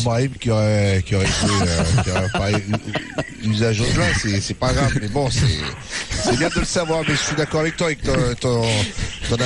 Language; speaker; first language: French; native; French